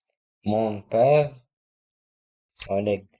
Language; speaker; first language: French; non-native, learner; Russian